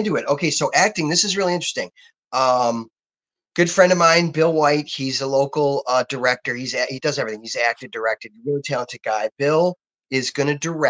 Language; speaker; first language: English; native; English